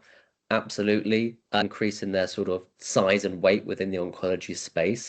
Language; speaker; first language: English; native; English